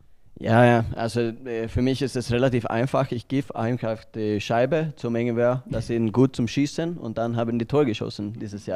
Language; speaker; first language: German; non-native, learner; Swedish